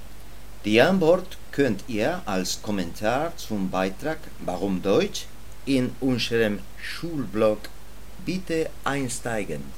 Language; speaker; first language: German; non-native, learner; Spanish